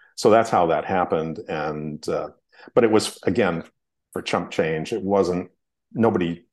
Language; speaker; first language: English; native; English